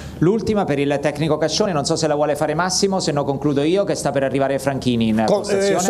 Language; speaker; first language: Italian; native; Italian